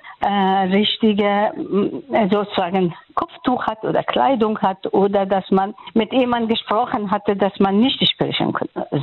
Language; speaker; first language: German; non-native, fluent; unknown